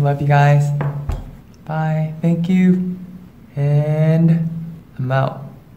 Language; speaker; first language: English; early bilingual, other home language; Korean